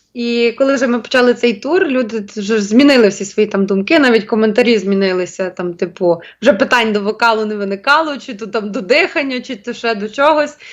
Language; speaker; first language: Ukrainian; native; Ukrainian